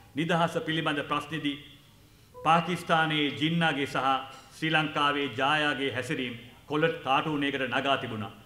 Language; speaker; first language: Sinhala; non-native, local second language; Tamil